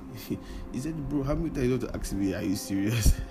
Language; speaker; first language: English; non-native, local second language; Yoruba